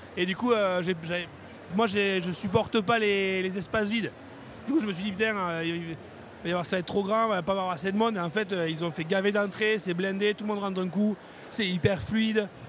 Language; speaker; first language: French; native; French